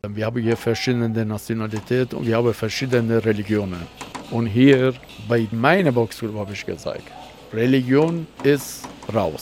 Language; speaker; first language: German; non-native, learner; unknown